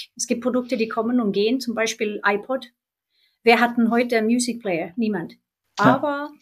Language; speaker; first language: German; non-native, fluent; Swedish